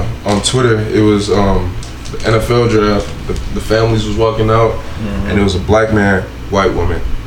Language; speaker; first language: English; non-native, local second language; Esan